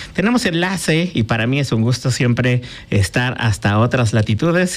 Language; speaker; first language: Spanish; native; Spanish